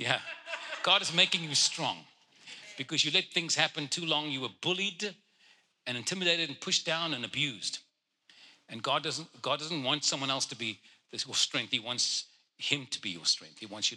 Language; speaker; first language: English; non-native, local second language; Afrikaans